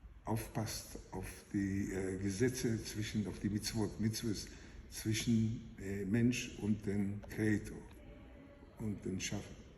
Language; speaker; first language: German; non-native, fluent; Hebrew